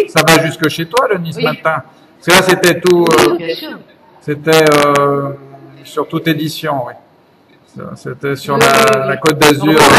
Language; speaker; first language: French; native; French